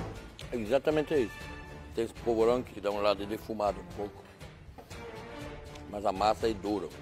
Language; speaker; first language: Portuguese; non-native, fluent; French